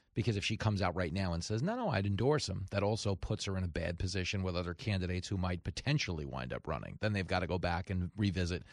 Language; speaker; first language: English; native; English